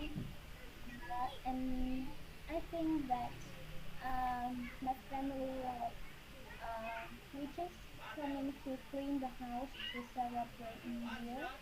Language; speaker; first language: English; non-native, learner; Vietnamese